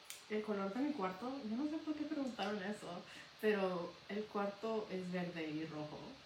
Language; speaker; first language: Spanish; early bilingual, heritage; Spanish